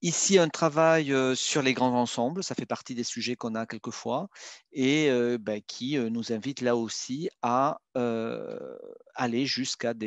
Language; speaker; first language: French; native; French